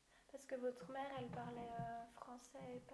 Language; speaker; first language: French; native; French